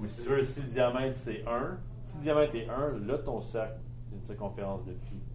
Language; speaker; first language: French; native; French